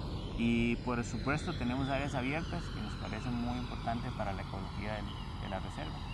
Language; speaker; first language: Spanish; native; Spanish